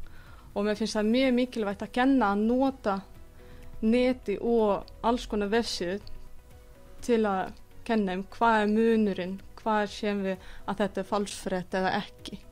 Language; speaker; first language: Icelandic; non-native, fluent; Russian